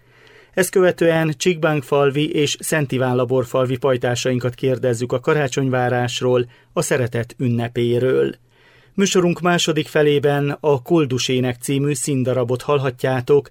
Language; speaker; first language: Hungarian; native; Hungarian